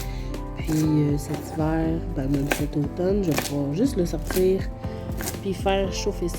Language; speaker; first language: French; native; French